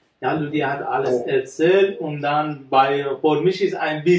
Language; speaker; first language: German; non-native, learner; Persian